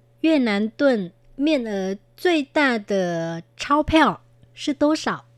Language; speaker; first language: Chinese; non-native, fluent; Vietnamese